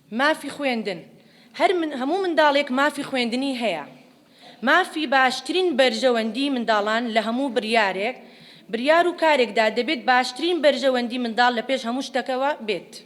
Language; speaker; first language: Central Kurdish; native; Central Kurdish